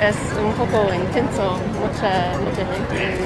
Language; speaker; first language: Spanish; non-native, fluent; English